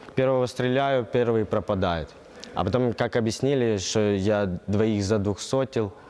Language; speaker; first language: Ukrainian; native; Ukrainian